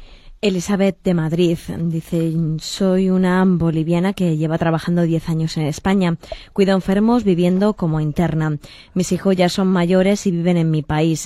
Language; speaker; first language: Spanish; native; Spanish